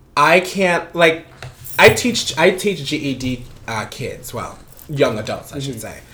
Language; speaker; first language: English; non-native, fluent; Spanish